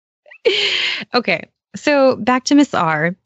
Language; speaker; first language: English; early bilingual, other home language; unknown